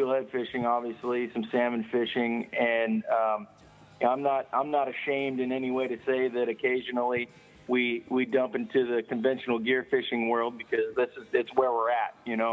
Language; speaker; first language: English; native; English